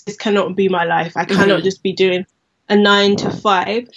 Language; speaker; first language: English; native; English